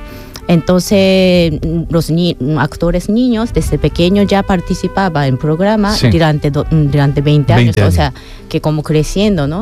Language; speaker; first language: Spanish; non-native, fluent; Japanese